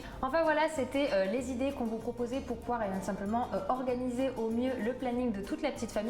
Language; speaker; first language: French; native; French